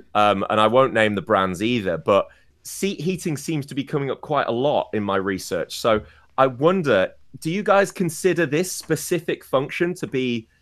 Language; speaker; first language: English; native; English